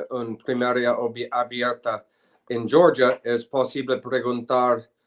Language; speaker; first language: Spanish; non-native, learner; English